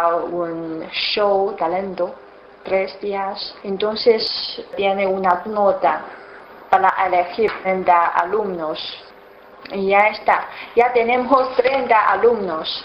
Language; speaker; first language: Spanish; non-native, learner; Chinese